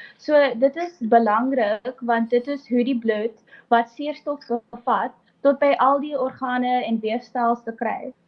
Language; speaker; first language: Afrikaans; non-native, local second language; English